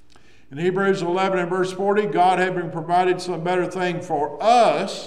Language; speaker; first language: English; native; English